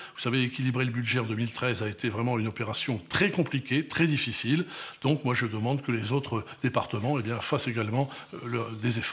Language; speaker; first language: French; native; French